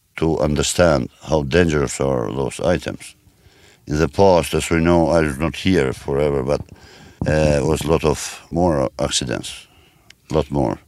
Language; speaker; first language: English; non-native, learner; Albanian